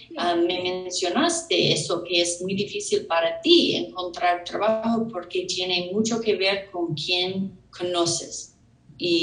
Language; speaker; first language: Spanish; non-native, learner; English